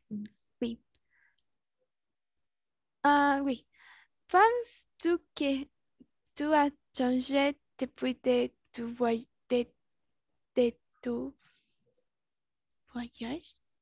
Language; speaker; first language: French; non-native, learner; Spanish